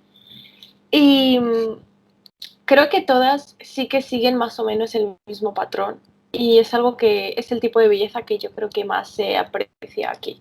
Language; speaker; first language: Spanish; early bilingual, other home language; Romanian